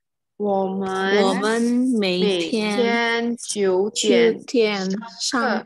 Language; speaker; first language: Chinese; non-native, learner; Indonesian